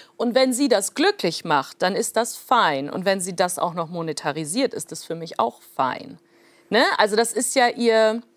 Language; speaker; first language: German; early bilingual, other home language; Plautdietsch